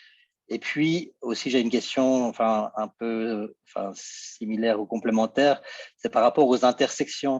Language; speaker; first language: French; native; French